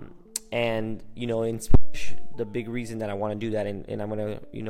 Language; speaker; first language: English; early bilingual, other home language; Spanish